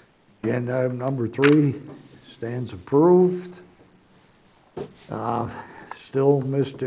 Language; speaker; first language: English; native; English